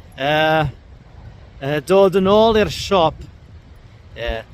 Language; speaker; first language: Welsh; non-native, learner; English